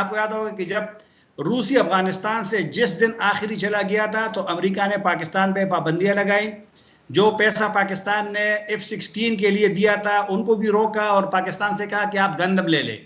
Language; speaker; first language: Hindi; non-native, local second language; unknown